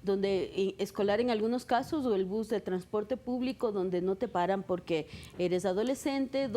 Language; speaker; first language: Spanish; native; Spanish